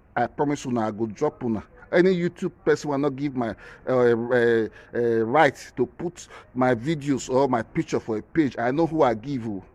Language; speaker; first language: Nigerian Pidgin; non-native, local second language; Esan